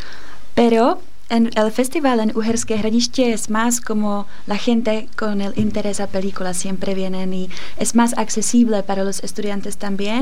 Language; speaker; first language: Spanish; non-native, fluent; Czech